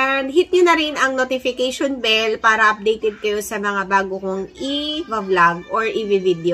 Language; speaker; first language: Filipino; native; Filipino